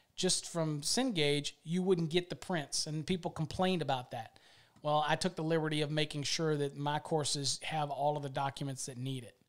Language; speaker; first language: English; native; English